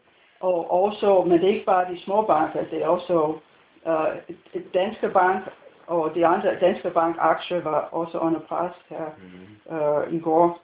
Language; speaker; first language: Danish; non-native, fluent; English